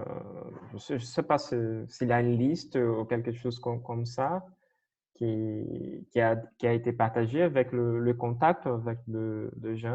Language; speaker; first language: French; non-native, fluent; Portuguese